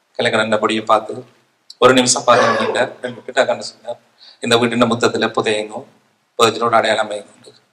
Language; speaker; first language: Tamil; native; Tamil